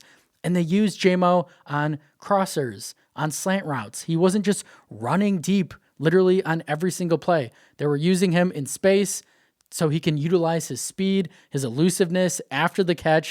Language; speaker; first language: English; native; English